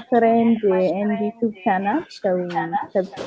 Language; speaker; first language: English; non-native, learner; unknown